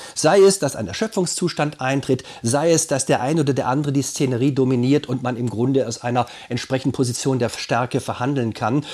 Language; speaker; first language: German; native; German